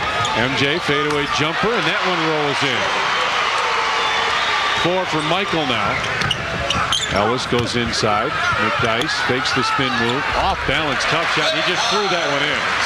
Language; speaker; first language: English; native; English